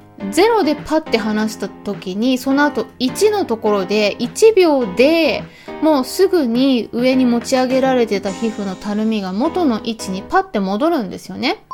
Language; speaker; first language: Japanese; native; Japanese